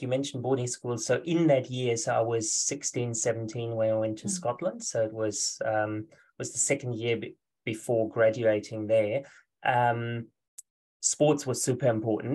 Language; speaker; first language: English; non-native, fluent; German